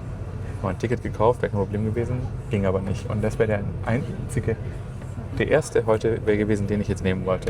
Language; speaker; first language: German; native; German